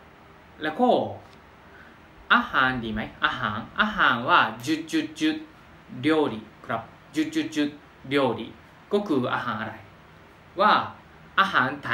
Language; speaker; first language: Thai; non-native, fluent; Japanese